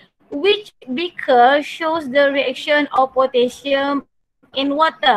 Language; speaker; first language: English; non-native, local second language; Malay